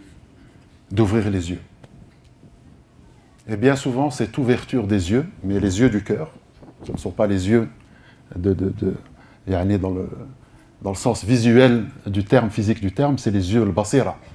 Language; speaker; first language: French; native; French